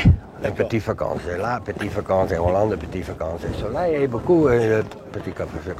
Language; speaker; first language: French; non-native, learner; Dutch